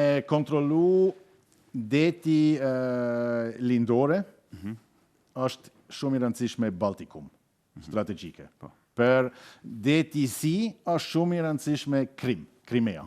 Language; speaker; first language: Albanian; non-native, learner; German